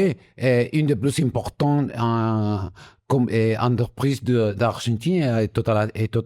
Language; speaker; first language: French; non-native, learner; Spanish